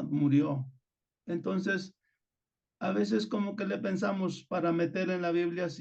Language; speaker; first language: Spanish; non-native, local second language; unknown